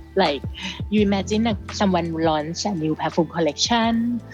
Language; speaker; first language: English; non-native, fluent; Thai